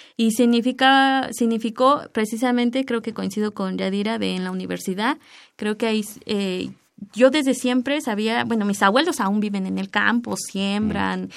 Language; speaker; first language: Spanish; native; Spanish